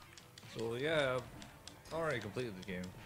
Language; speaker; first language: English; native; English